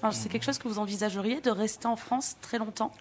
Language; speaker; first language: French; native; French